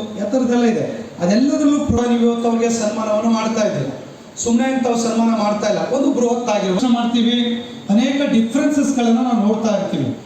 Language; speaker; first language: Kannada; native; Kannada